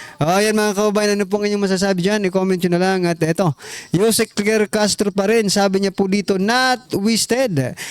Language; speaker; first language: Filipino; non-native, local second language; Waray